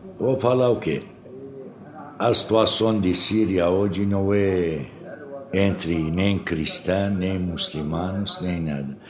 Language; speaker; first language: Portuguese; non-native, fluent; Arabic